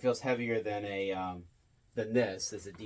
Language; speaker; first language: English; native; English